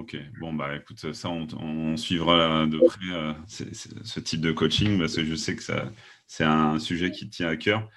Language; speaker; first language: French; native; French